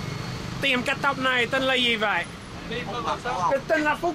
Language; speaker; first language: Vietnamese; non-native, learner; English